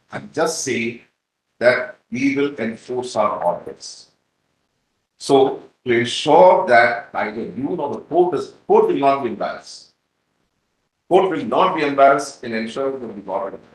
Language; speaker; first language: English; non-native, local second language; Hindi